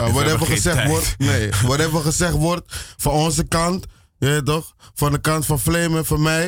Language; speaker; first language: Dutch; native; Dutch